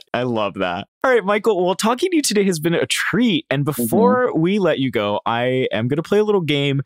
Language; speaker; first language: English; native; English